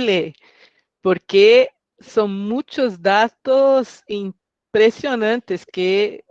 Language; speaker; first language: Spanish; non-native, fluent; Portuguese